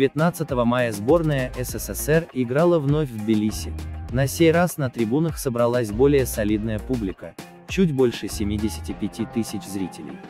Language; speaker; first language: Russian; native; Russian